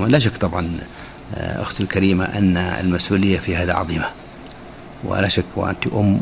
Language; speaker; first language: Arabic; native; Arabic